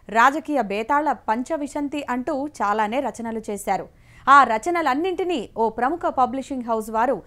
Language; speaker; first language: Telugu; native; Telugu